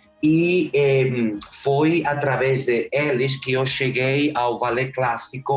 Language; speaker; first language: Portuguese; early bilingual, heritage; Spanish